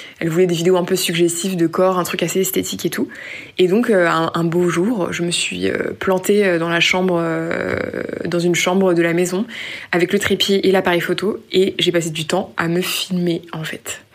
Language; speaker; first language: French; native; French